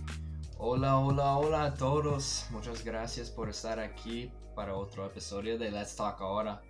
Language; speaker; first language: Spanish; non-native, fluent; English